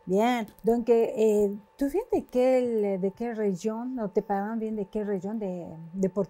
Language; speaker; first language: French; non-native, fluent; Spanish